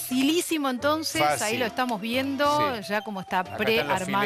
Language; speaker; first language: Spanish; native; Spanish